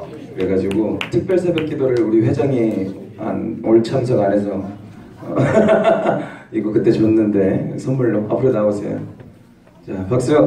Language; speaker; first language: Korean; native; Korean